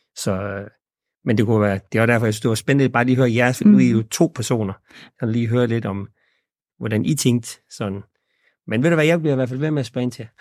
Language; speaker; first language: Danish; early bilingual, other home language; Persian